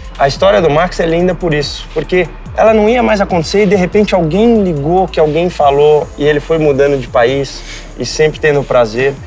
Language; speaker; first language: Portuguese; native; Portuguese